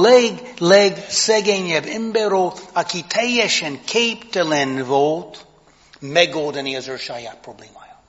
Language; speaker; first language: Hungarian; non-native, fluent; English